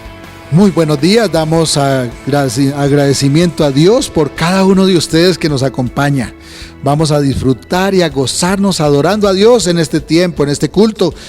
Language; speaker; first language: Spanish; native; Spanish